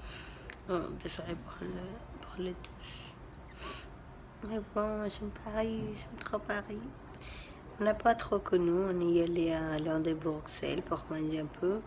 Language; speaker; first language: French; non-native, learner; Spanish